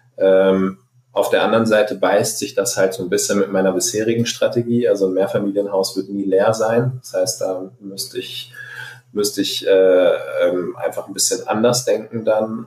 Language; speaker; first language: German; non-native, fluent; Arabic